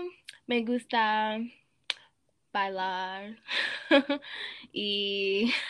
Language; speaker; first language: Spanish; non-native, learner; English